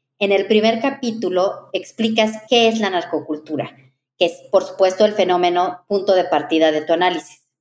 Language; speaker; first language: Spanish; native; Spanish